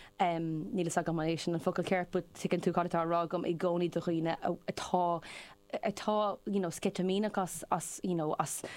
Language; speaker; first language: Irish; non-native, local second language; English